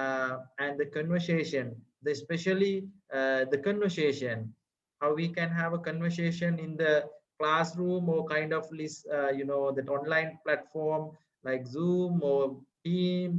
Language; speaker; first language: English; non-native, fluent; Sinhala